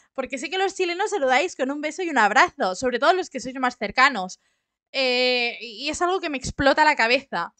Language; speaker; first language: Spanish; native; Spanish